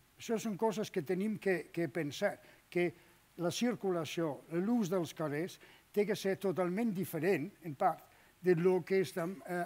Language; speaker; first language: Catalan; non-native, fluent; Danish